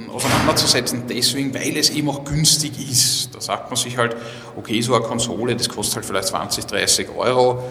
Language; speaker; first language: German; native; German